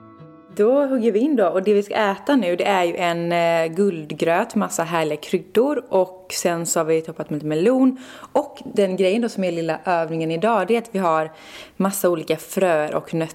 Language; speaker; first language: Swedish; native; Swedish